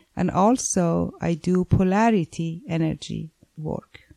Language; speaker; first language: English; non-native, fluent; Persian